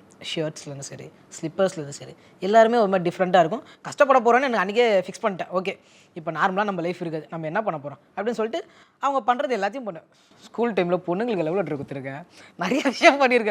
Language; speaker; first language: Tamil; native; Tamil